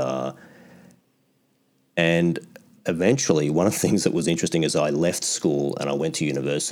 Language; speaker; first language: English; native; English